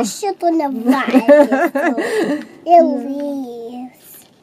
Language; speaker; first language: Lithuanian; early bilingual, heritage; Lithuanian